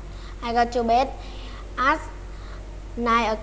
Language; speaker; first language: English; non-native, learner; Vietnamese